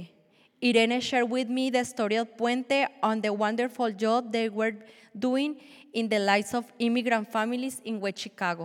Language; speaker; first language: English; non-native, fluent; Spanish